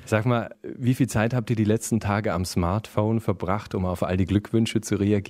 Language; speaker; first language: German; native; German